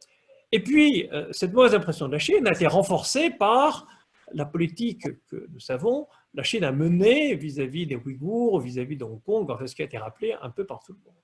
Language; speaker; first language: French; native; French